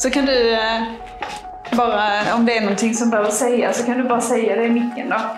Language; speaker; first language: Swedish; native; Swedish